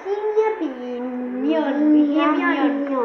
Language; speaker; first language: Spanish; native; Spanish